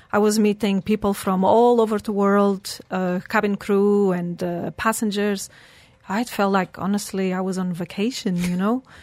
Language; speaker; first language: English; non-native, fluent; Portuguese